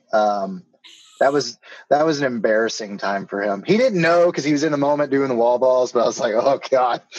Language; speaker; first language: English; native; English